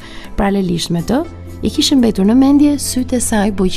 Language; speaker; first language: Albanian; native; Albanian